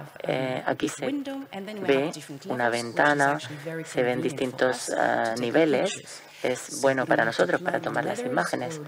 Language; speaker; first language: Spanish; non-native, fluent; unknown